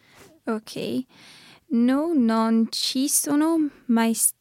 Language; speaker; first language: Italian; non-native, learner; English